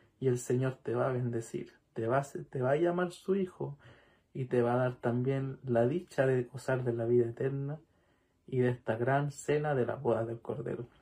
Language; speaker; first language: Spanish; native; Spanish